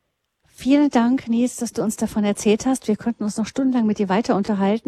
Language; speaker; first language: German; native; German